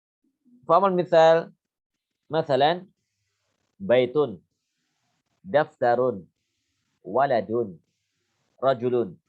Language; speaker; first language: Arabic; non-native, fluent; Indonesian